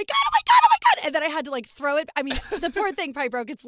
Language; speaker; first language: English; native; English